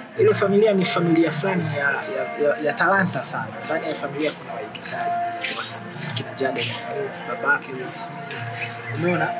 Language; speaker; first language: Swahili; native; Swahili